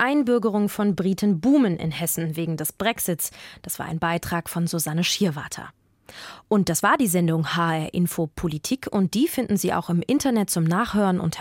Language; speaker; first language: German; native; German